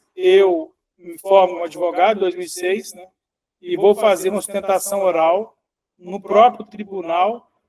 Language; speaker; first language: Portuguese; native; Portuguese